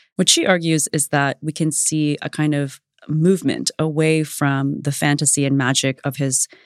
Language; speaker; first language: English; native; English